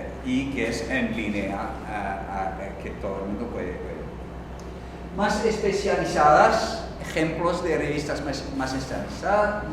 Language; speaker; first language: Spanish; non-native, fluent; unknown